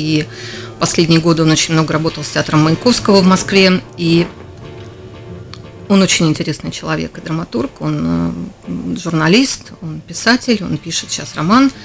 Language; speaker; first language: Russian; native; Russian